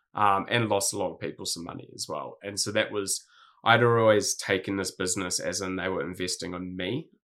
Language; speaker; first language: English; native; English